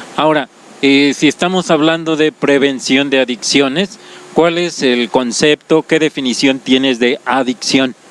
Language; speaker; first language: Spanish; native; Spanish